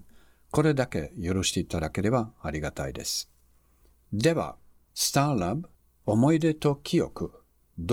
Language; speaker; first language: Japanese; non-native, fluent; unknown